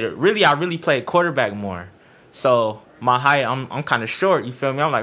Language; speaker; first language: English; native; English